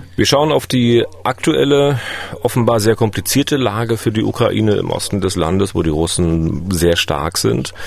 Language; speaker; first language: German; native; German